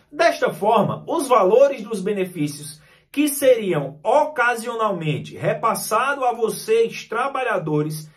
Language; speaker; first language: Portuguese; native; Portuguese